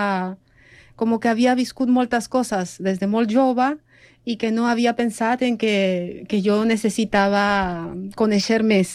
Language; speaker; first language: Catalan; non-native, fluent; Spanish